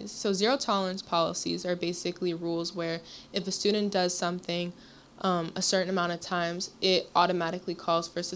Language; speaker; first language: English; native; English